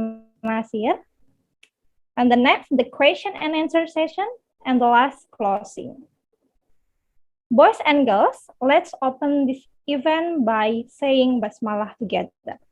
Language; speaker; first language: English; non-native, learner; Indonesian